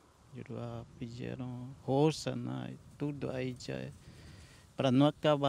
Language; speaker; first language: Portuguese; non-native, local second language; Guarani